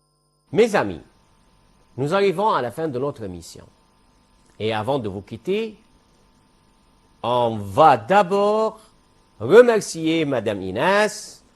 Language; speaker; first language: French; non-native, fluent; Arabic